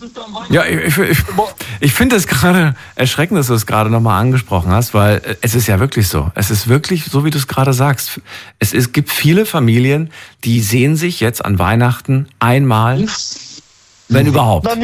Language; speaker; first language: German; native; German